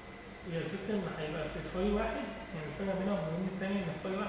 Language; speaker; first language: Arabic; native; Arabic